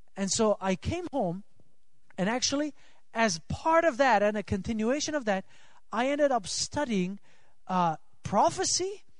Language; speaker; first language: English; non-native, fluent; Swiss German